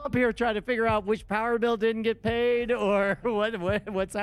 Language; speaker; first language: English; native; English